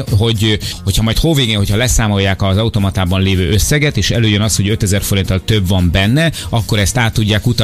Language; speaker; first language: Hungarian; native; Hungarian